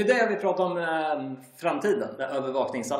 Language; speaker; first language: Swedish; native; Swedish